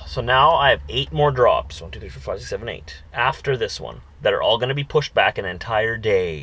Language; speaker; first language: English; native; English